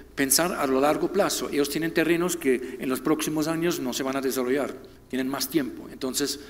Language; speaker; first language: Spanish; non-native, fluent; German